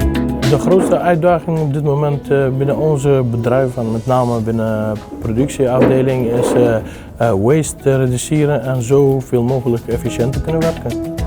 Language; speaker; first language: Dutch; non-native, fluent; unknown